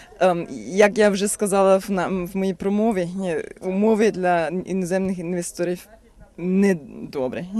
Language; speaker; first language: Ukrainian; non-native, fluent; German